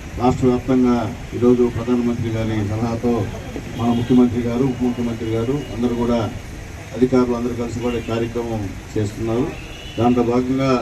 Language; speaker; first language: Telugu; native; Telugu